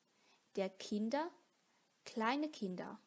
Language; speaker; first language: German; non-native, fluent; Vietnamese